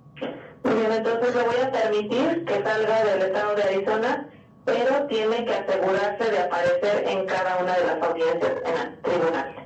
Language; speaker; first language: Spanish; native; Spanish